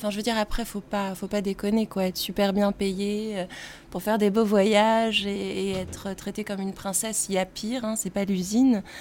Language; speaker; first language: French; native; French